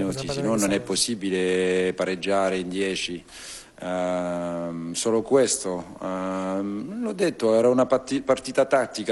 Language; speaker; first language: Italian; non-native, fluent; French